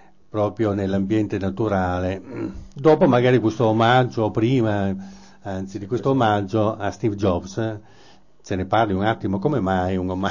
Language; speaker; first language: Italian; native; Italian